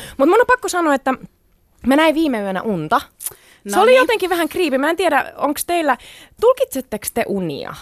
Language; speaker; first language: Finnish; early bilingual, other home language; Sinhala